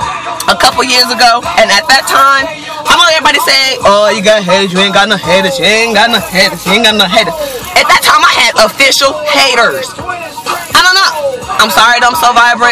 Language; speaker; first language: English; native; English